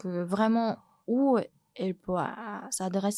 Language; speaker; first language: French; non-native, fluent; Chinese